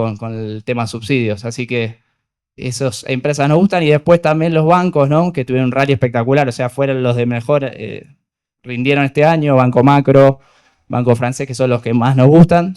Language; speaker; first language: Spanish; native; Spanish